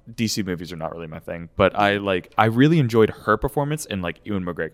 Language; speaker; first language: English; native; English